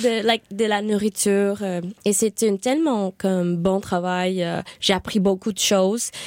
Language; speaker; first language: French; non-native, learner; English